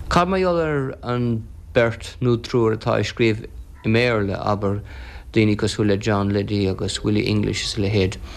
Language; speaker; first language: Irish; non-native, local second language; English